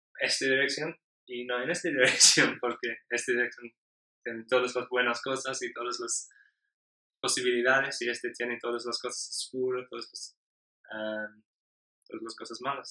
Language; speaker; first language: Spanish; non-native, learner; English